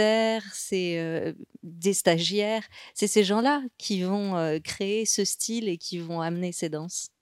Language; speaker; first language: French; native; French